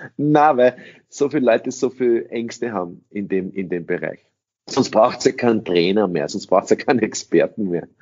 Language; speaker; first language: German; early bilingual, other home language; English